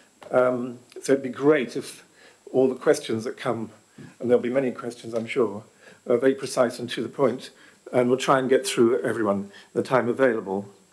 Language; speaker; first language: English; native; English